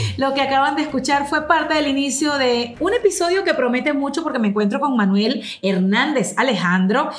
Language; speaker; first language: Spanish; native; Spanish